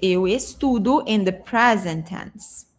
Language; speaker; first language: English; non-native, fluent; Portuguese